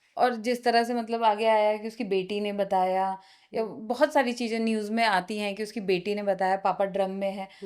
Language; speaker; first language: Hindi; non-native, local second language; Nepali